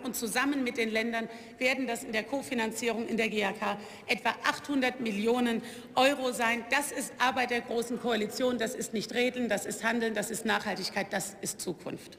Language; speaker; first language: German; native; German